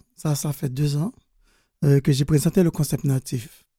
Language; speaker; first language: French; non-native, local second language; Haitian Creole